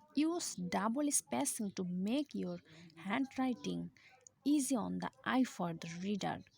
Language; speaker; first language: English; non-native, local second language; Bangla